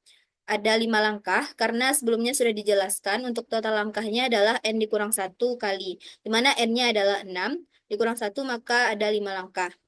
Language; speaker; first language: Indonesian; native; Indonesian